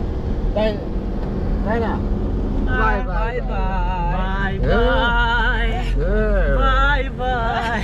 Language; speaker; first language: Hindi; non-native, learner; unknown